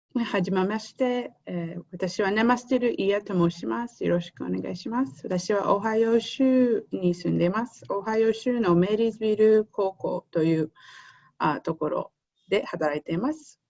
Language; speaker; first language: Japanese; non-native, fluent; Russian